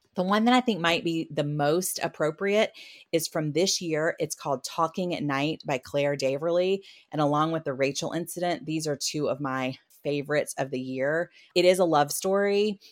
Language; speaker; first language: English; native; English